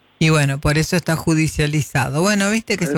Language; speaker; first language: Spanish; native; Spanish